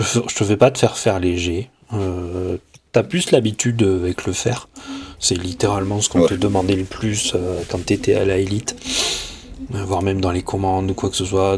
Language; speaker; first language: French; native; French